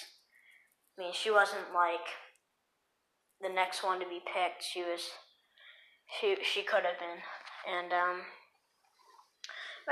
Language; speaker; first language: English; native; English